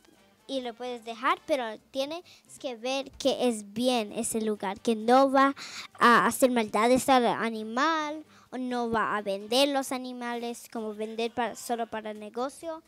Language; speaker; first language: Spanish; early bilingual, heritage; Spanish